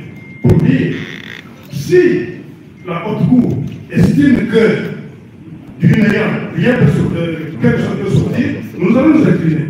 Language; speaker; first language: French; non-native, local second language; Lingala